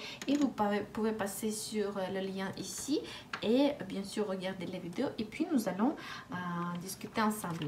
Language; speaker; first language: French; non-native, fluent; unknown